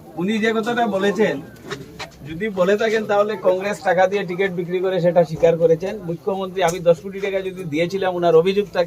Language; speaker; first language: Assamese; non-native, local second language; Bangla